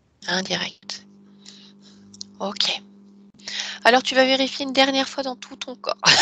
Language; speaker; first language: French; native; French